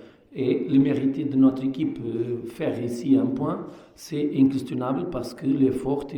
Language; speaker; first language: French; non-native, fluent; Portuguese